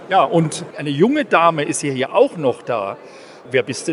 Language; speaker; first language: German; native; German